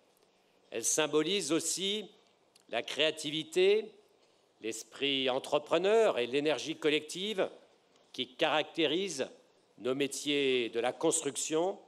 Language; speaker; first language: French; native; French